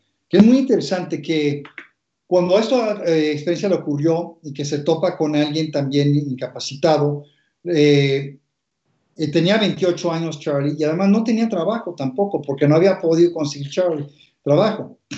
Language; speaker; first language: Spanish; native; Spanish